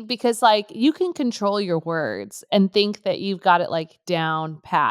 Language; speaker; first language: English; native; English